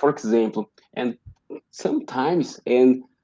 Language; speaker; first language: English; non-native, learner; Portuguese